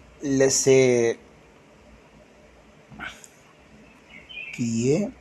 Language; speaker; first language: French; non-native, learner; Tamil